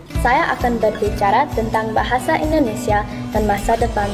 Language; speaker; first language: Indonesian; non-native, learner; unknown